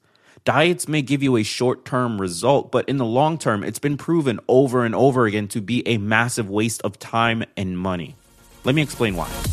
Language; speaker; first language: English; native; English